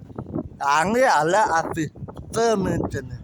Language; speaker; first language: Dutch; non-native, learner; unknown